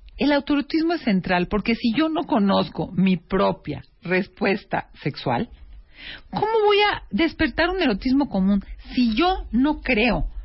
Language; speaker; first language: Spanish; native; Spanish